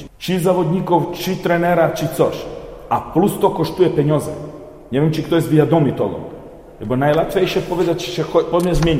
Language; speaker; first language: Polish; non-native, fluent; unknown